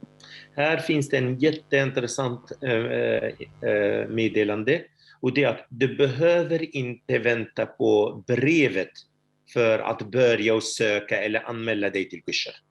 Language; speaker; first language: Swedish; non-native, fluent; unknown